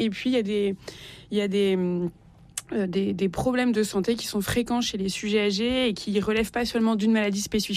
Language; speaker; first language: French; native; French